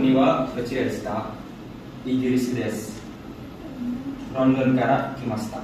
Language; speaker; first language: Japanese; non-native, learner; Indonesian